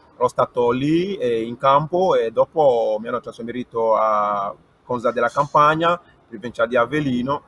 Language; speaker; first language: Italian; non-native, learner; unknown